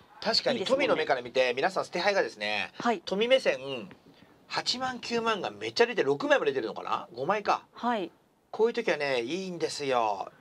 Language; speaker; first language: Japanese; native; Japanese